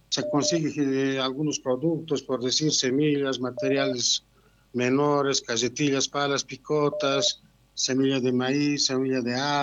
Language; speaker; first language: Spanish; native; Spanish